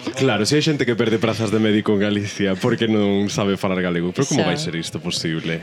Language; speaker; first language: Galician; native; Galician